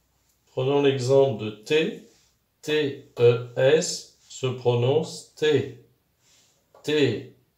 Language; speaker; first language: French; non-native, local second language; Arabic